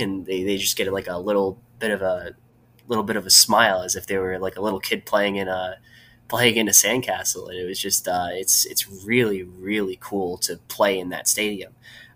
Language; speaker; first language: English; native; English